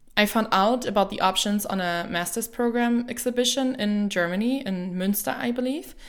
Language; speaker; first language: English; non-native, fluent; German